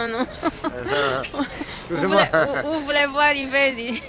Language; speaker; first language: French; non-native, fluent; Romanian